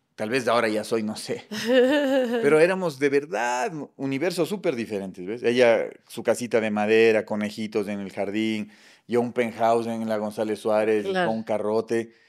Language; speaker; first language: Spanish; native; Spanish